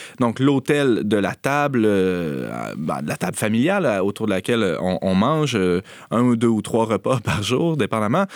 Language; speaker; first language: French; native; French